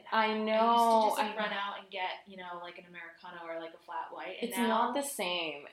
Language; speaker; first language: English; native; English